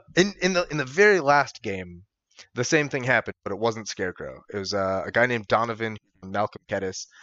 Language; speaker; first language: English; native; English